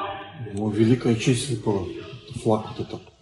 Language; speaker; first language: Russian; native; Russian